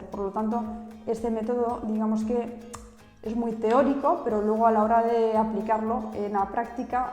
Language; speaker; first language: Spanish; native; Spanish